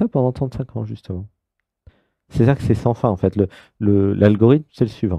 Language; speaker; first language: French; native; French